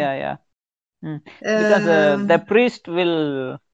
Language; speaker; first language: English; non-native, local second language; Tamil